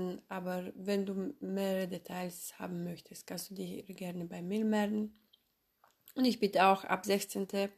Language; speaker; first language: German; non-native, fluent; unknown